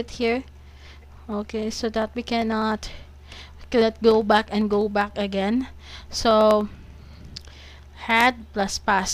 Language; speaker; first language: English; non-native, fluent; Cebuano